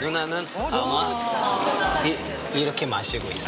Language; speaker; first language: Korean; non-native, fluent; Cantonese